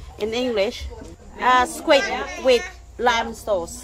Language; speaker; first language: English; non-native, learner; Thai